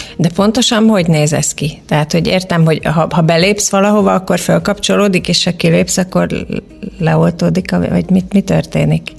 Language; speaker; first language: Hungarian; native; Hungarian